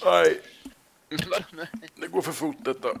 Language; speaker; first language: Swedish; native; Swedish